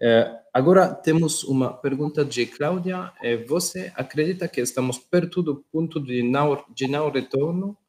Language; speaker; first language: Portuguese; non-native, learner; Spanish